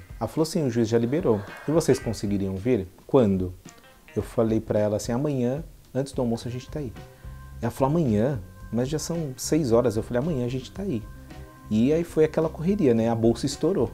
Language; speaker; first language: Portuguese; native; Portuguese